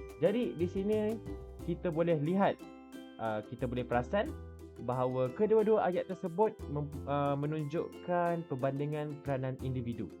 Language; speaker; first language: Malay; native; Malay